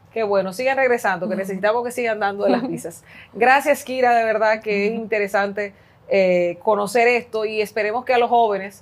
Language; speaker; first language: Spanish; native; Spanish